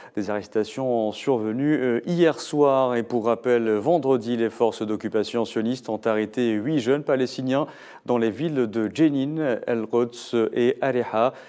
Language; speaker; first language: French; non-native, local second language; Arabic